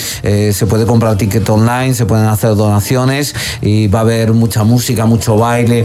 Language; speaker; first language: Spanish; native; Spanish